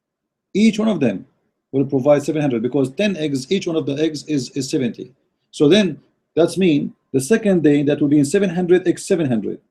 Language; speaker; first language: English; non-native, fluent; Arabic